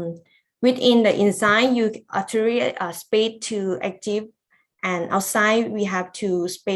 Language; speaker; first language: English; non-native, learner; Lao